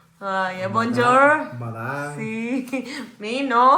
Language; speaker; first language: Spanish; non-native, learner; Malayalam